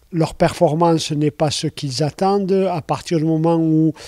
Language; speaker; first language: French; native; French